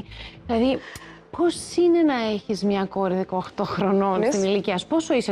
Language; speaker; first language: Greek; native; Greek